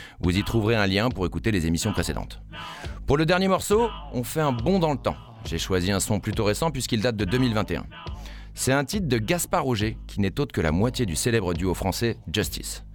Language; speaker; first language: French; native; French